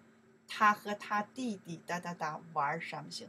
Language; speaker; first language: Chinese; non-native, learner; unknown